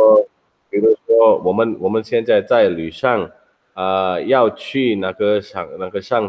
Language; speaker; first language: Chinese; non-native, learner; Indonesian